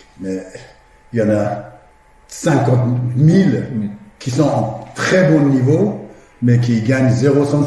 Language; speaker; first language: French; non-native, fluent; Persian